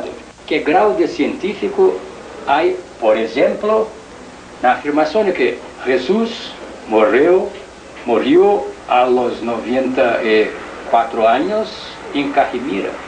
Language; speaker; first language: Spanish; non-native, learner; Portuguese